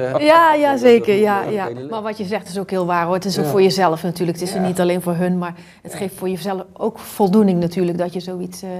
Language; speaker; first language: Dutch; native; Dutch